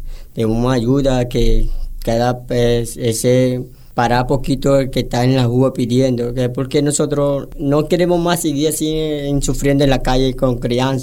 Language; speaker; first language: Spanish; non-native, local second language; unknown